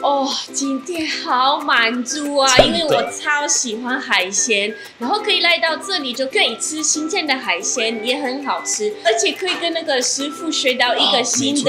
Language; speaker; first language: Chinese; non-native, fluent; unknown